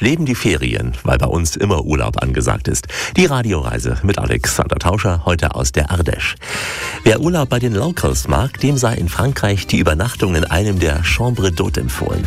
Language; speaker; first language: German; native; German